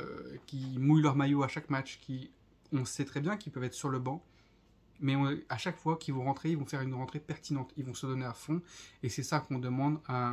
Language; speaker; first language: French; native; French